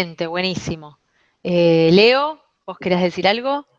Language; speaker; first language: Spanish; native; Spanish